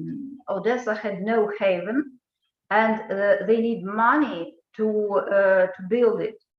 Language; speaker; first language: English; non-native, fluent; Ukrainian